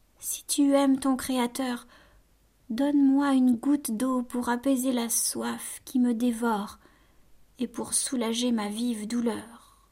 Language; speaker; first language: French; native; French